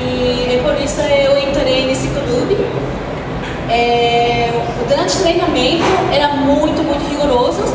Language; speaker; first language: Portuguese; non-native, fluent; Japanese